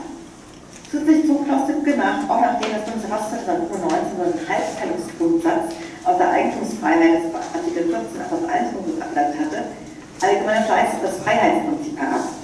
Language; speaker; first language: German; native; German